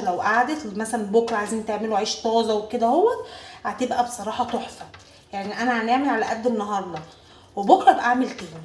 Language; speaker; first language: Arabic; native; Arabic